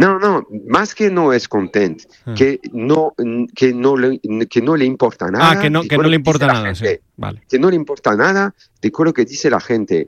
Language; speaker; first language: Spanish; non-native, learner; French